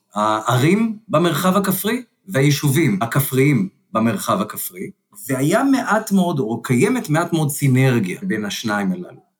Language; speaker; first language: Hebrew; native; Hebrew